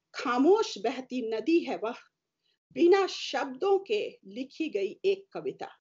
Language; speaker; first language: Hindi; native; Hindi